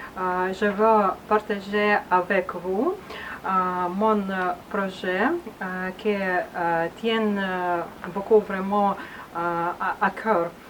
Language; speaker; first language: French; non-native, learner; Russian